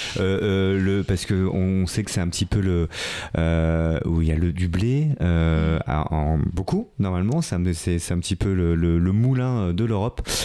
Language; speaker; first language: French; native; French